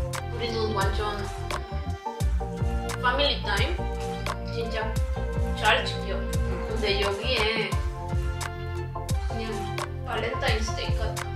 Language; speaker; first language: Korean; non-native, learner; Spanish